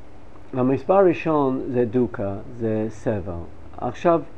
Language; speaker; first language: Hebrew; non-native, fluent; English